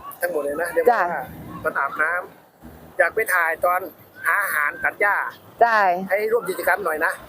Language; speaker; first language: Thai; native; Thai